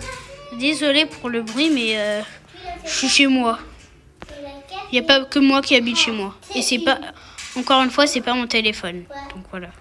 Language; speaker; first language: French; native; French